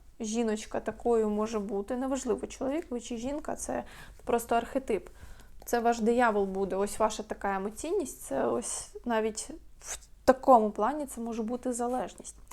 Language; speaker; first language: Ukrainian; non-native, local second language; Russian